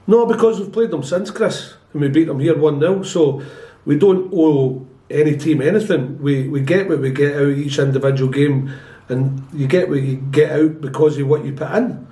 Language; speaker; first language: English; native; English